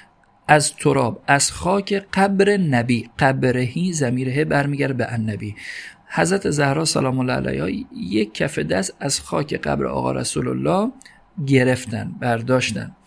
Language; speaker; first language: Persian; native; Persian